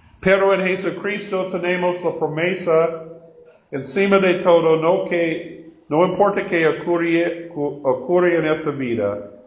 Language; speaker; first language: Spanish; non-native, learner; English